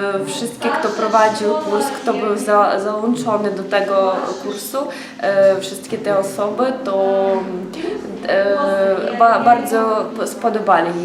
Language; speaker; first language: Polish; non-native, learner; Ukrainian